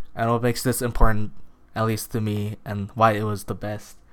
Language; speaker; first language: English; early bilingual, other home language; Filipino